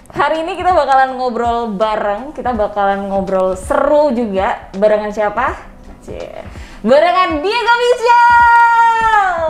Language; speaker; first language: Indonesian; native; Indonesian